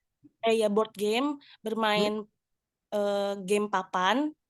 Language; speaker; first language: English; non-native, learner; Indonesian